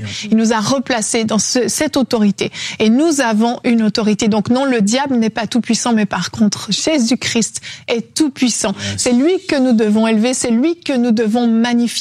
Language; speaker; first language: French; native; French